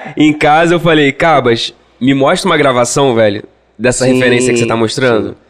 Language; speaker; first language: Portuguese; native; Portuguese